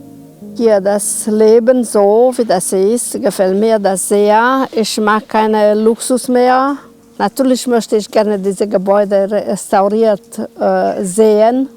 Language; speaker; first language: German; non-native, local second language; Romanian